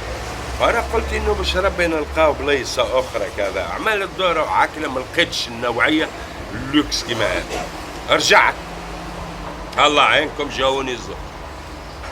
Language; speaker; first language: Arabic; native; Arabic